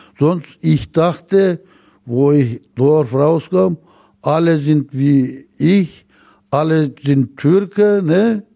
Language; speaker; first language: German; non-native, learner; Turkish